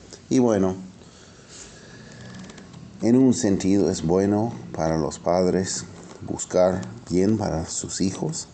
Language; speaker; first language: Spanish; non-native, fluent; English